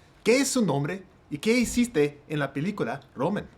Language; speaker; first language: Spanish; non-native, learner; English